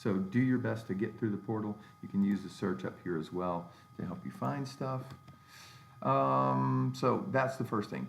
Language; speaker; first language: English; native; English